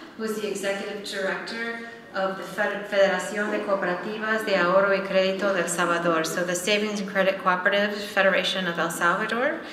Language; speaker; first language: English; native; English